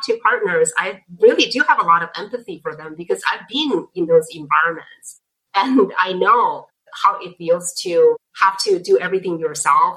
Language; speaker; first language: English; non-native, fluent; Chinese